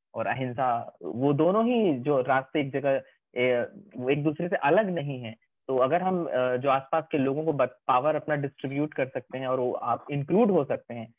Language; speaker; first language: Hindi; native; Hindi